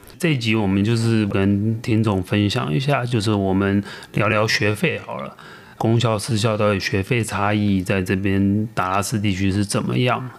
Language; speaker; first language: Chinese; native; Chinese